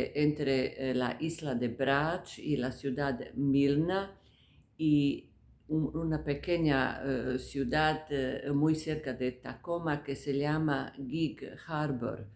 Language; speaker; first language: Spanish; non-native, fluent; Croatian